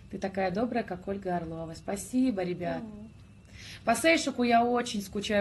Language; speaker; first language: Russian; native; Russian